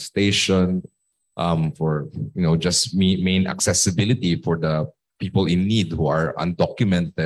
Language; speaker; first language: English; non-native, local second language; Filipino